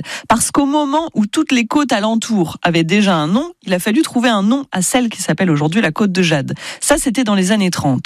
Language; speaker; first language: French; native; French